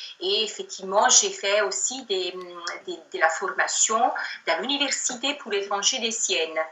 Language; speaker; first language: French; non-native, fluent; Italian